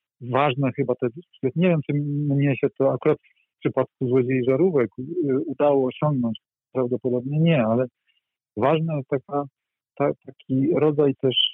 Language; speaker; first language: Polish; native; Polish